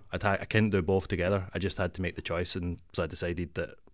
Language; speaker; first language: English; native; English